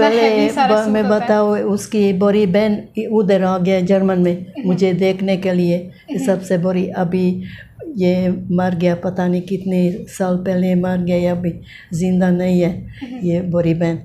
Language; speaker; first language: Hindi; non-native, learner; Bosnian